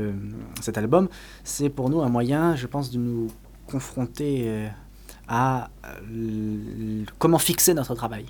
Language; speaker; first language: French; native; French